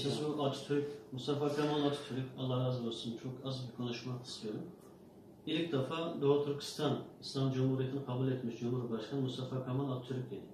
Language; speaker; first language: Turkish; non-native, learner; Uyghur